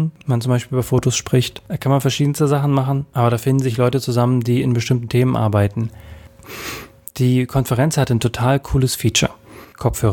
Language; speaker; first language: German; native; German